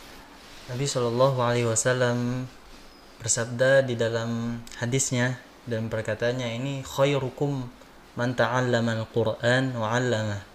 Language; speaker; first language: Indonesian; native; Indonesian